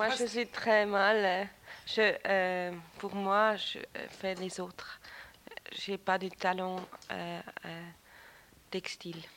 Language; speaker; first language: French; non-native, local second language; German